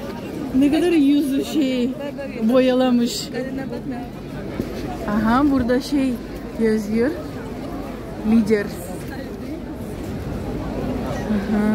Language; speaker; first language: Turkish; non-native, fluent; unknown